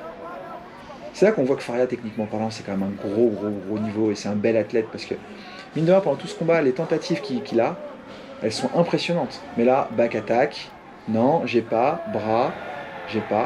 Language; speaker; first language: French; native; French